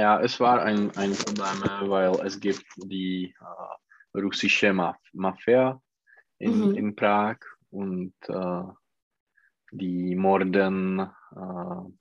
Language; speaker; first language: German; non-native, learner; Czech